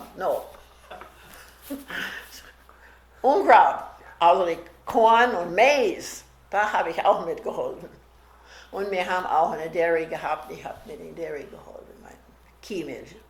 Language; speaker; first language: German; early bilingual, heritage; German